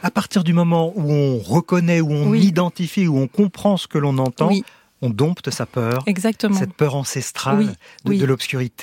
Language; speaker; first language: French; native; French